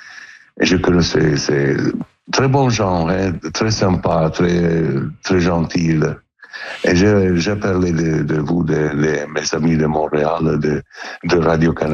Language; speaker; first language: French; non-native, learner; Italian